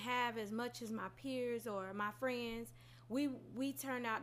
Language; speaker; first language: English; native; English